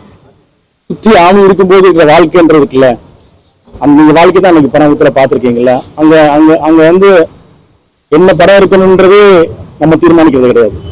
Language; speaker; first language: Tamil; native; Tamil